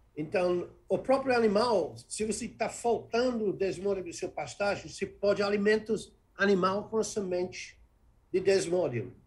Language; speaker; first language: Portuguese; non-native, fluent; English